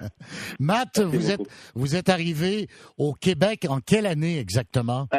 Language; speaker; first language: French; native; French